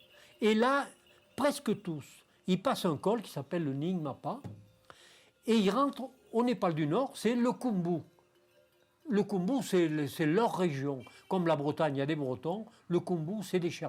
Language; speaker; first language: French; native; French